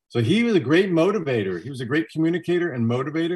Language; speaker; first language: English; native; English